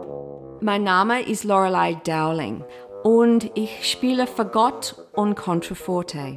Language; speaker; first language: German; non-native, fluent; English